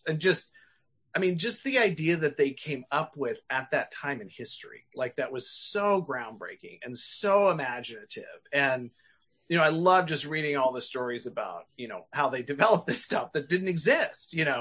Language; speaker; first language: English; native; English